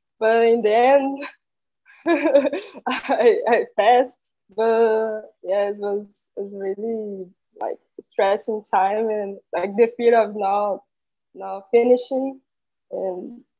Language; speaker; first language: English; non-native, learner; Portuguese